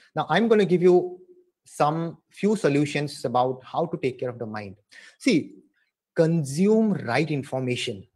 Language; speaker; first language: English; non-native, local second language; Assamese